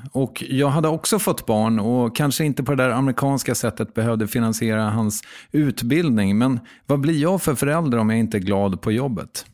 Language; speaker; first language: Swedish; native; Swedish